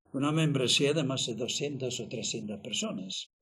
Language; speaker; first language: Spanish; non-native, fluent; English